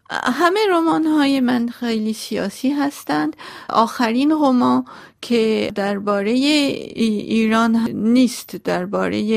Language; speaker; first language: Persian; non-native, local second language; Armenian